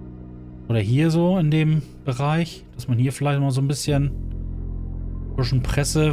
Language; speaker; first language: German; native; German